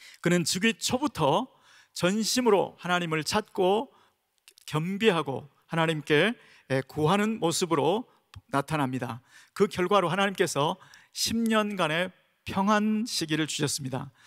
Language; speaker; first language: Korean; native; Korean